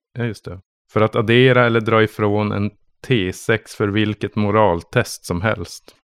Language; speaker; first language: Swedish; native; Swedish